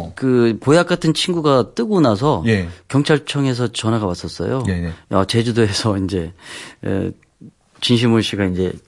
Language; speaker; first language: Korean; native; Korean